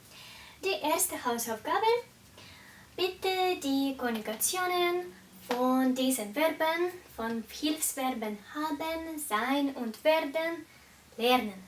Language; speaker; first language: German; non-native, fluent; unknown